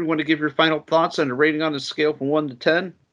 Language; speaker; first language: English; native; English